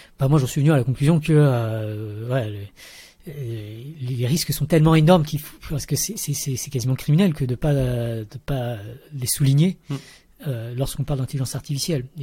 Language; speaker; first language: French; early bilingual, other home language; Vietnamese